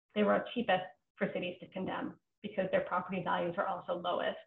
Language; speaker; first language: English; native; English